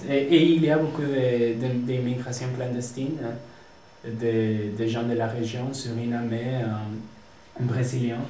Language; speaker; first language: French; non-native, fluent; Spanish